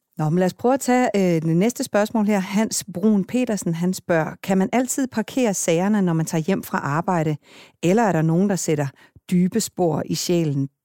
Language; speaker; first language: Danish; native; Danish